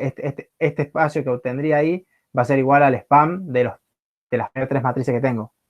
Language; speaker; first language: Spanish; native; Spanish